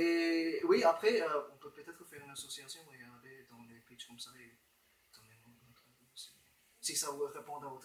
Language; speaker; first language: French; non-native, fluent; Romanian